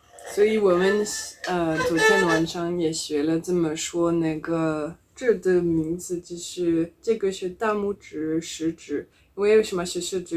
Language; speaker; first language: Chinese; non-native, learner; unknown